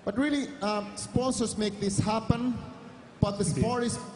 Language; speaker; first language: English; non-native, fluent; Finnish